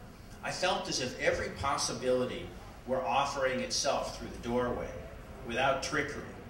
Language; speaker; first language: English; native; English